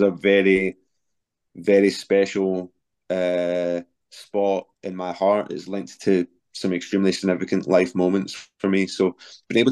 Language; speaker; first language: English; native; English